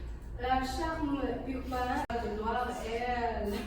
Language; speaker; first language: French; non-native, fluent; Chinese